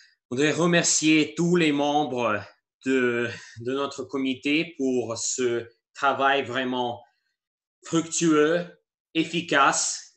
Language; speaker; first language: French; non-native, fluent; Russian